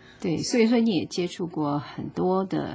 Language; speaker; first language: Chinese; native; Chinese